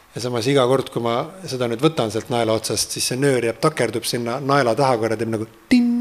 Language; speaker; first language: Estonian; native; Estonian